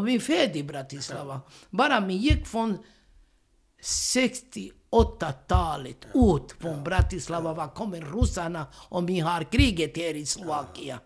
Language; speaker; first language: Swedish; non-native, learner; Romany